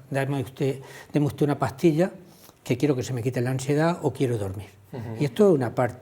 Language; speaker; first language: Spanish; native; Spanish